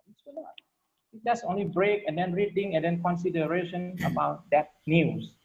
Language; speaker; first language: English; non-native, learner; Lao